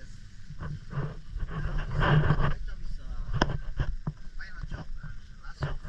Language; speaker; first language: English; non-native, learner; Thai